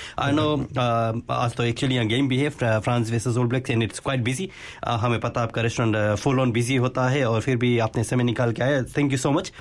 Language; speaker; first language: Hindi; native; Hindi